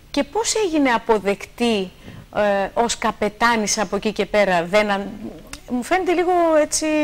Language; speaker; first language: Greek; native; Greek